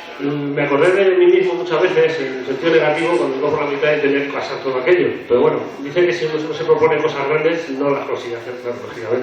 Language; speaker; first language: Spanish; native; Spanish